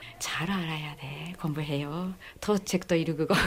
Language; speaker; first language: Korean; non-native, learner; Japanese